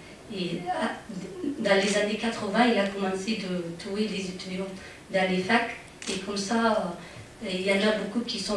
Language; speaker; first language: French; non-native, fluent; Arabic